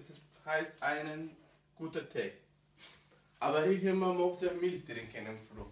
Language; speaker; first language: German; non-native, learner; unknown